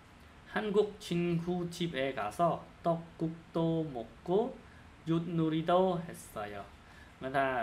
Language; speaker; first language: Korean; non-native, fluent; Khmer